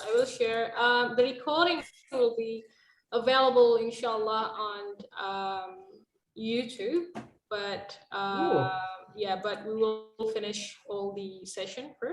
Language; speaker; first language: English; non-native, learner; Indonesian